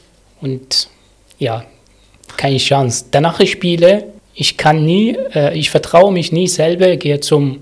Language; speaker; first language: German; non-native, learner; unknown